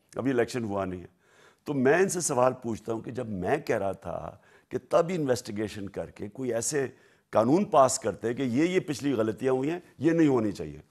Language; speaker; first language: Urdu; native; Urdu